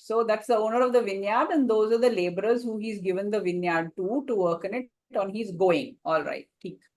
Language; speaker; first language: English; non-native, local second language; Hindi